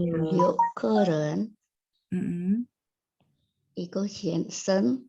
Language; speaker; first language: Chinese; non-native, learner; Indonesian